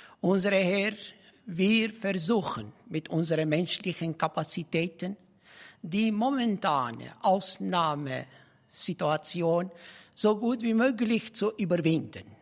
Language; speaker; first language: German; non-native, fluent; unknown